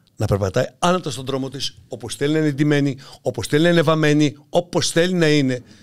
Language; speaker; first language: Greek; native; Greek